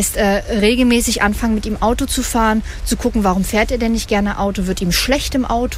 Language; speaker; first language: German; native; German